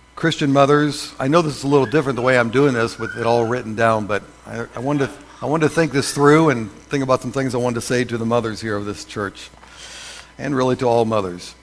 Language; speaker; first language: English; native; English